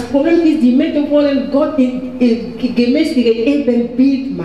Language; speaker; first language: German; non-native, learner; French